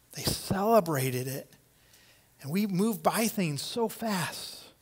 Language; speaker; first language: English; native; English